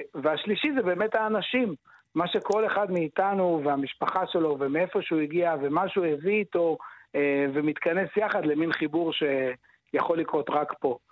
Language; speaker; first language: Hebrew; native; Hebrew